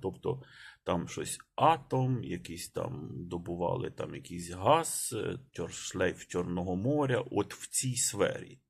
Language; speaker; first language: Ukrainian; native; Ukrainian